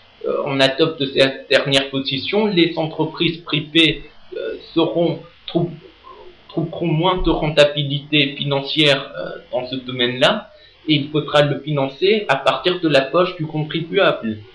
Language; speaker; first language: French; native; French